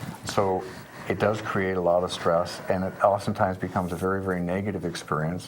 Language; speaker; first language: English; native; English